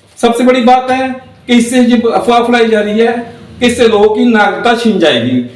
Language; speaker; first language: Hindi; native; Hindi